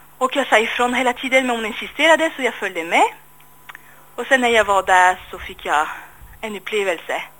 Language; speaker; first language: Swedish; non-native, fluent; French